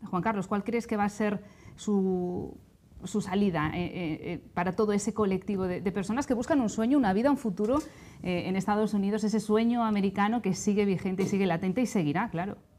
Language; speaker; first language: Spanish; native; Spanish